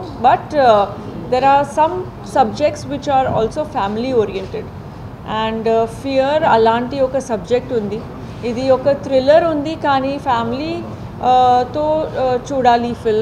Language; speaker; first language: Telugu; non-native, fluent; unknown